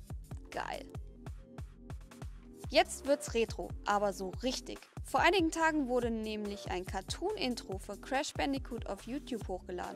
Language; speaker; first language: German; native; German